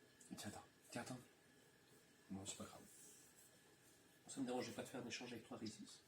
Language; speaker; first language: French; native; French